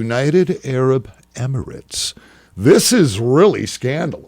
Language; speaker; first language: English; native; English